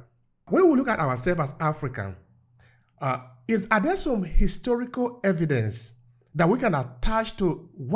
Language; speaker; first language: English; non-native, local second language; Esan